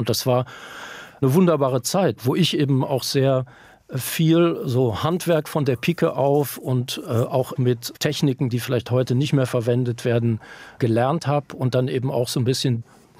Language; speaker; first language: German; native; German